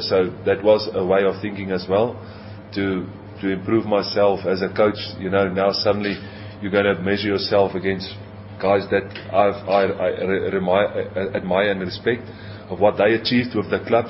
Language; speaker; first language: English; non-native, local second language; Afrikaans